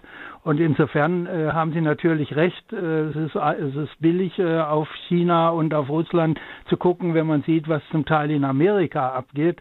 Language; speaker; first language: German; native; German